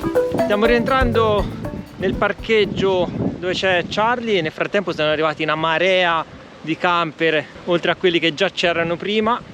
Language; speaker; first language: Italian; native; Italian